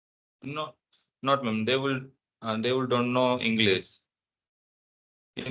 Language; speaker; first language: English; non-native, learner; Odia